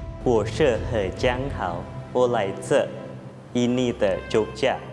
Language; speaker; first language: Chinese; non-native, fluent; Indonesian